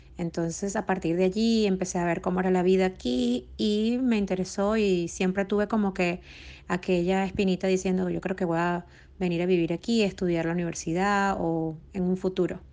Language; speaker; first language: Spanish; native; Spanish